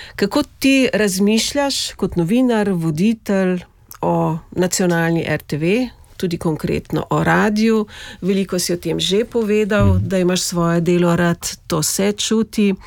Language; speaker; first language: Slovenian; native; Slovenian